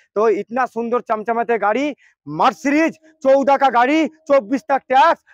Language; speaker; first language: Hindi; non-native, local second language; Bangla